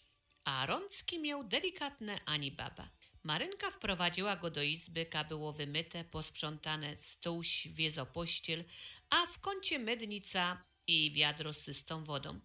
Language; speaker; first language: Polish; native; Polish